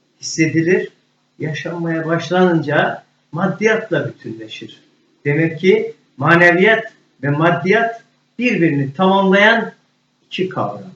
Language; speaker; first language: Turkish; native; Turkish